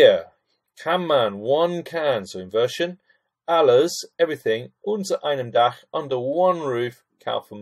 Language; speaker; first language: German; non-native, fluent; English